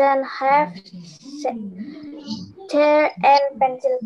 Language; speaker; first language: English; non-native, learner; Indonesian